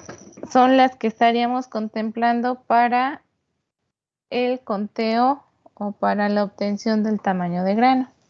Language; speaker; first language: Spanish; native; Spanish